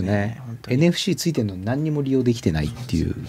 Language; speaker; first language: Japanese; native; Japanese